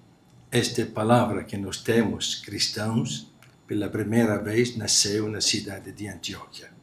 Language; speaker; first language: Portuguese; non-native, fluent; Arabic